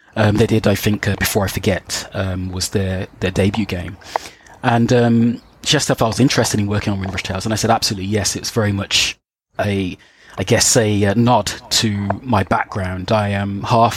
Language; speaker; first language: English; native; English